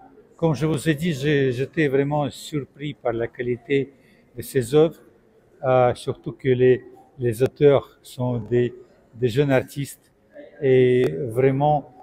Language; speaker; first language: French; non-native, fluent; Russian